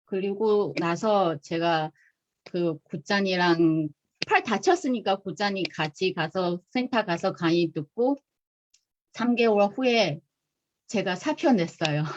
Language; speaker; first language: Korean; non-native, fluent; Chinese